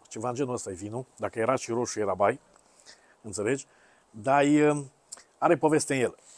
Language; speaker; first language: Romanian; native; Romanian